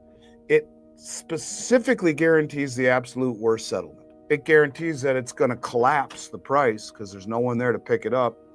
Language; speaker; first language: English; native; English